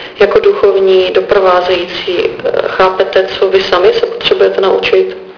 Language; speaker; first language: Czech; native; Czech